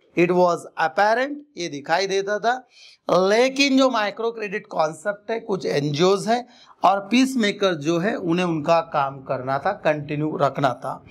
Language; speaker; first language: Hindi; non-native, local second language; Marathi